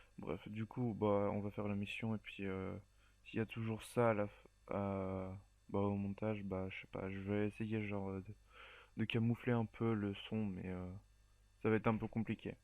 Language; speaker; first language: French; native; French